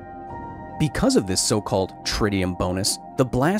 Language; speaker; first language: English; native; English